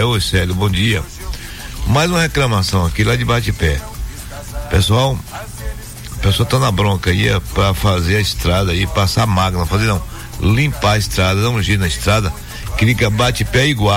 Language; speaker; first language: Portuguese; native; Portuguese